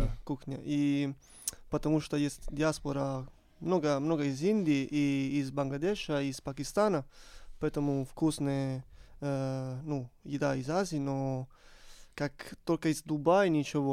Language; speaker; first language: Russian; non-native, learner; Italian